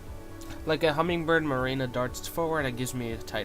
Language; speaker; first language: English; native; English